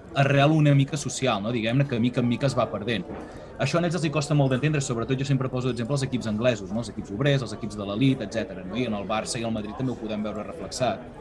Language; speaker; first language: Catalan; native; Catalan